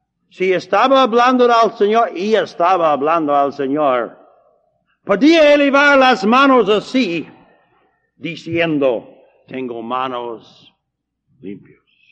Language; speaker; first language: Spanish; non-native, learner; English